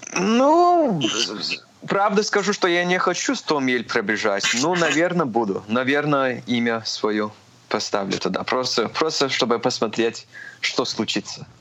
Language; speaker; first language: Russian; early bilingual, heritage; Russian